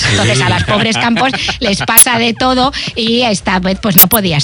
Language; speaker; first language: Spanish; native; Spanish